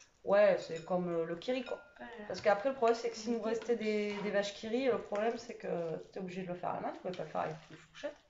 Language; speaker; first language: French; native; French